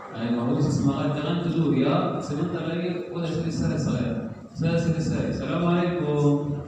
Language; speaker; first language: Indonesian; non-native, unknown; Arabic